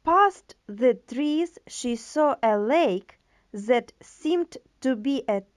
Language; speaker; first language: English; non-native, fluent; Ukrainian